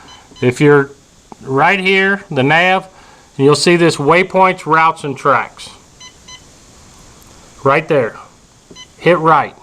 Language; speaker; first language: English; native; English